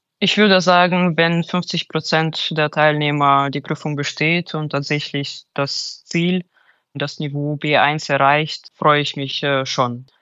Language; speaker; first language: German; non-native, fluent; Russian